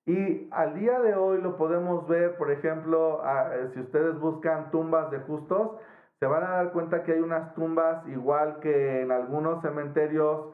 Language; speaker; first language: Spanish; native; Spanish